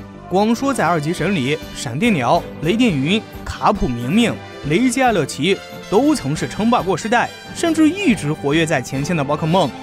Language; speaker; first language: Chinese; native; Chinese